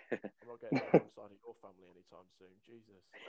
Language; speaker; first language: English; native; English